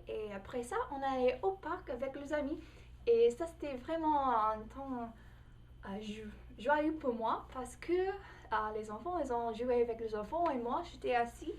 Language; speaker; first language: French; non-native, fluent; English